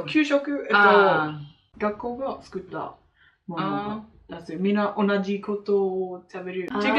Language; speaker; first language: Japanese; non-native, learner; English